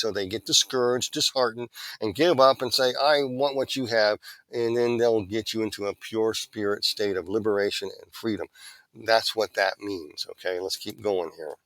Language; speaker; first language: English; native; English